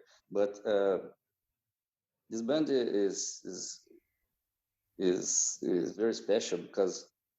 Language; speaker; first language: English; non-native, fluent; Portuguese